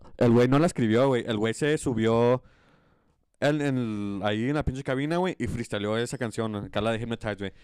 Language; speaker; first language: Spanish; early bilingual, heritage; Spanish